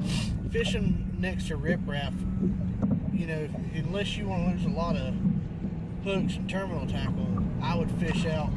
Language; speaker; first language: English; native; English